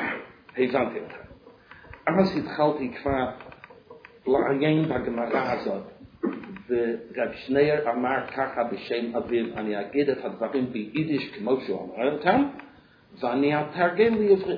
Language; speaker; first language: Hebrew; non-native, fluent; English